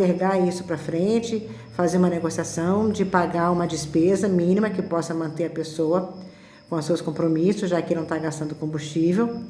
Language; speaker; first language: Portuguese; native; Portuguese